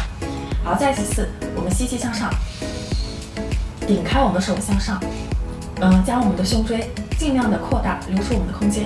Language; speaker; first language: Chinese; native; Chinese